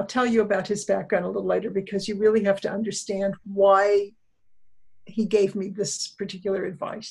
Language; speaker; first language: English; native; English